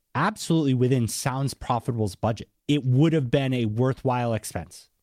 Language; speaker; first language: English; native; English